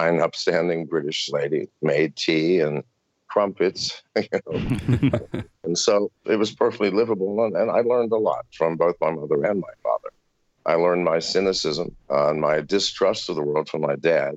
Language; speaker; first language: English; native; English